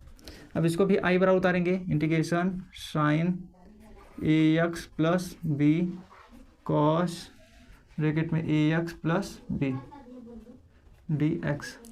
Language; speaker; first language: Hindi; native; Hindi